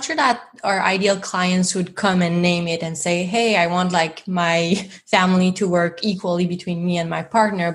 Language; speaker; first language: English; non-native, fluent; French